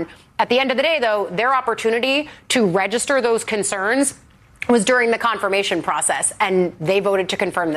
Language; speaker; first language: English; native; English